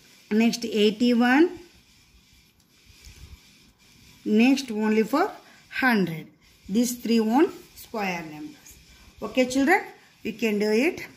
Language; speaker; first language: English; non-native, local second language; Kannada